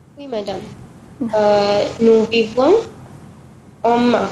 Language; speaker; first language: French; non-native, learner; Malay